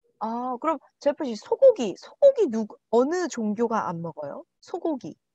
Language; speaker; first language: Korean; non-native, learner; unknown